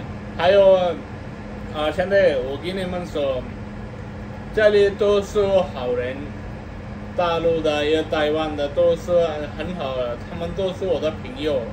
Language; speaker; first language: Chinese; non-native, learner; Telugu